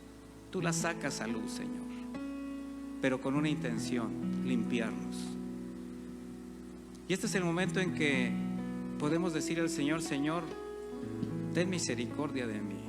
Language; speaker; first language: Spanish; native; Spanish